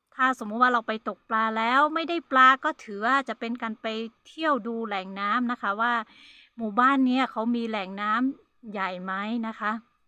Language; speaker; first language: Thai; non-native, local second language; Hmong